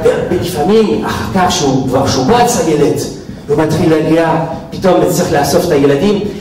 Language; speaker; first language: Hebrew; non-native, fluent; French